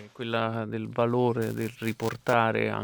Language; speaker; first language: Italian; native; Italian